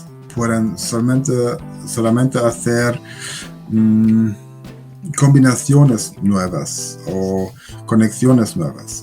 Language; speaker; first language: Spanish; non-native, learner; German